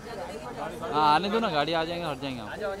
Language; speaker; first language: Hindi; native; Hindi